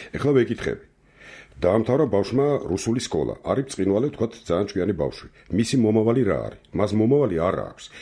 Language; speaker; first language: Georgian; non-native, local second language; Armenian